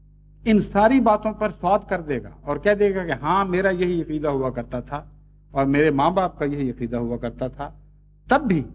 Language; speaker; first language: Urdu; native; Urdu